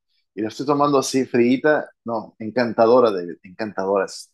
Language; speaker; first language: Spanish; early bilingual, heritage; Spanish